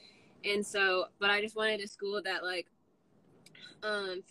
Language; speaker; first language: English; native; English